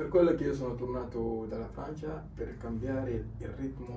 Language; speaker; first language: Italian; non-native, learner; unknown